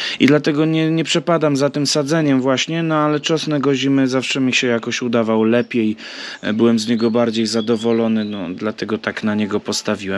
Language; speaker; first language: Polish; native; Polish